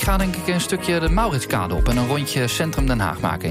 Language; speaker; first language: Dutch; native; Dutch